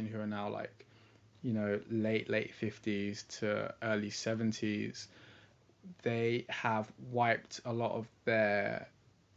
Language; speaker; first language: English; native; English